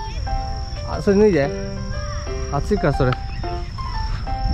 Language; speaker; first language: Japanese; native; Japanese